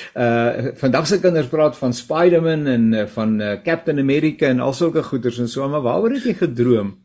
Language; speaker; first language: Afrikaans; native; Afrikaans